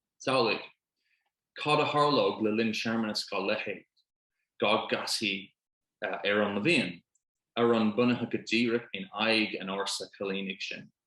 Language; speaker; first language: Irish; non-native, local second language; English